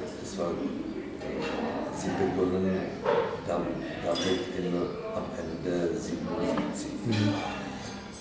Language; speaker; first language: German; non-native, learner; Czech